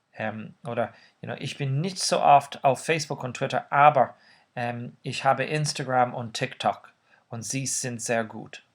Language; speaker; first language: German; non-native, fluent; Irish